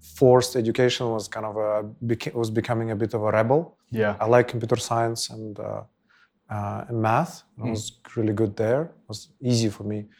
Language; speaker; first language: English; non-native, fluent; Russian